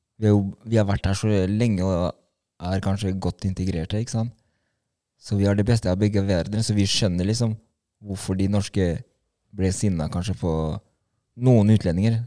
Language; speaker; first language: Norwegian; early bilingual, other home language; Albanian